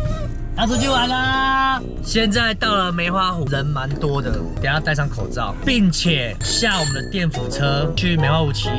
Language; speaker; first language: Chinese; native; Chinese